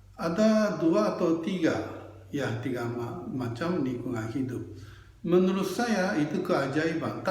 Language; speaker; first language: Indonesian; non-native, fluent; Japanese